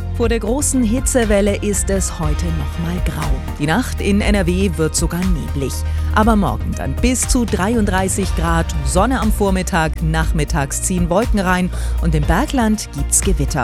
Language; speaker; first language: German; native; German